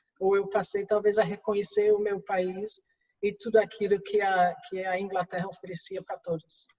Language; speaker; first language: Portuguese; non-native, fluent; English